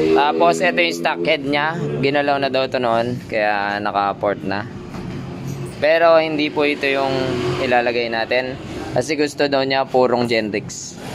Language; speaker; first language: Filipino; native; Filipino